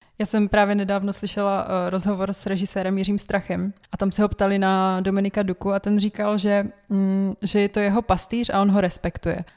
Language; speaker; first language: Czech; native; Czech